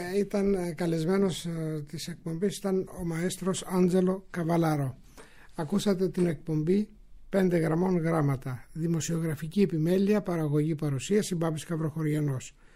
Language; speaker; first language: Greek; native; Greek